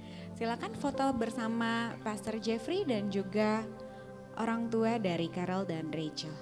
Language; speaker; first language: Indonesian; native; Indonesian